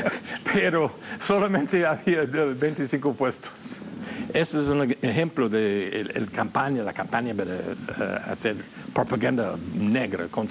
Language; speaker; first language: Spanish; non-native, fluent; English